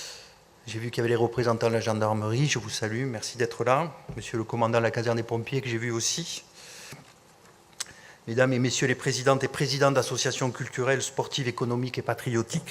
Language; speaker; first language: French; native; French